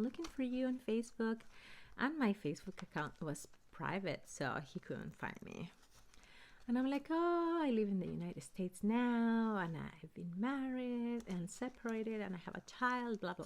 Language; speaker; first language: English; early bilingual, other home language; Spanish